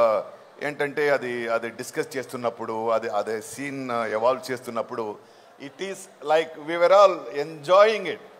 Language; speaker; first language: Telugu; non-native, local second language; Tamil